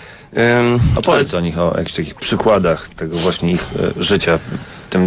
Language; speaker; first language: Polish; native; Polish